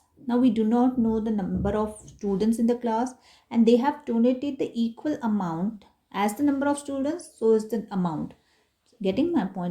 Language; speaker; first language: English; non-native, local second language; Hindi